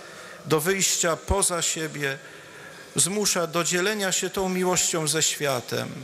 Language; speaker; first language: Polish; native; Polish